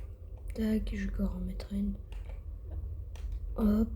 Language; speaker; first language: French; native; French